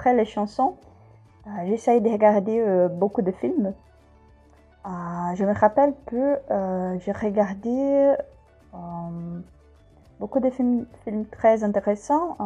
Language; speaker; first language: French; non-native, fluent; Portuguese